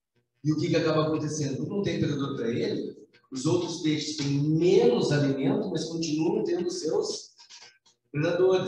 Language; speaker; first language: Portuguese; native; Portuguese